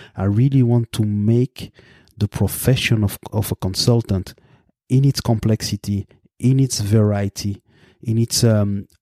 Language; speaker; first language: English; non-native, fluent; French